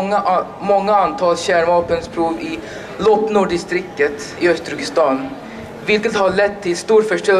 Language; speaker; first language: Swedish; non-native, learner; Uyghur